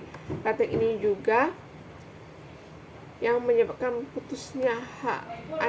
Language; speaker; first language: Indonesian; native; Indonesian